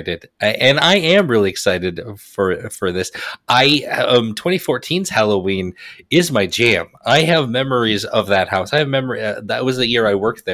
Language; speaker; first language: English; native; English